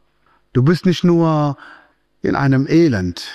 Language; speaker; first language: German; non-native, fluent; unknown